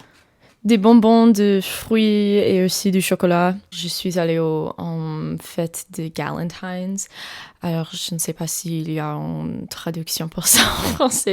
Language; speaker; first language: French; non-native, learner; English